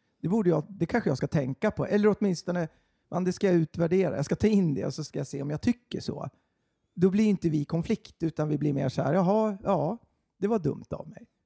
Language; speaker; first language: Swedish; native; Swedish